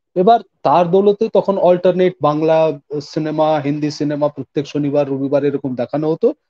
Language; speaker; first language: Bangla; non-native, local second language; Hindi